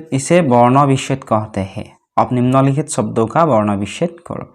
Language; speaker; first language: Hindi; non-native, local second language; Assamese